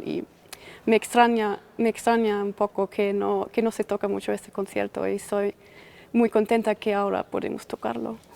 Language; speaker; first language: Spanish; non-native, fluent; German